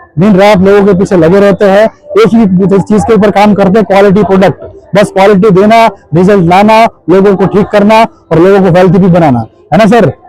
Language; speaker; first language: Hindi; native; Hindi